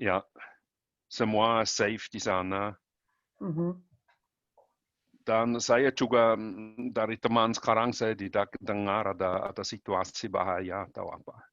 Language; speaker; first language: Indonesian; non-native, learner; German